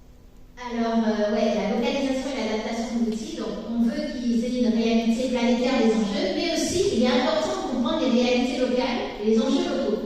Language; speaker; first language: French; native; French